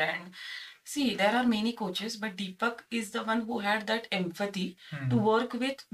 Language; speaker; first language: English; non-native, local second language; Marathi